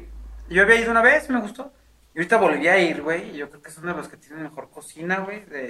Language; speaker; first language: Spanish; native; Spanish